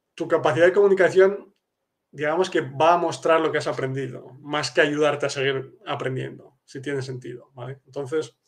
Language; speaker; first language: Spanish; native; Spanish